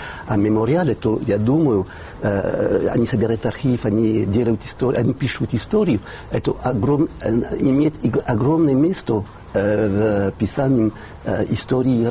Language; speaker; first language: Russian; non-native, fluent; French